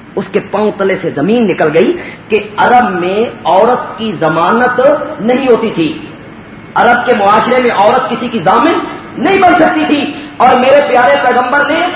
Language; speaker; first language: Urdu; non-native, local second language; Punjabi